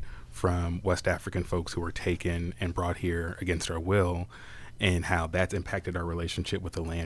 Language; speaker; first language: English; native; English